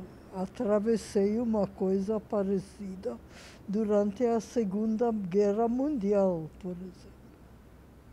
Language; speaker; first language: Portuguese; non-native, fluent; Hungarian